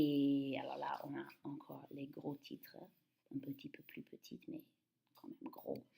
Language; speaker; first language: French; non-native, fluent; English